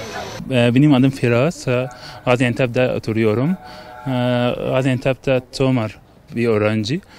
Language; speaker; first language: Turkish; non-native, learner; Arabic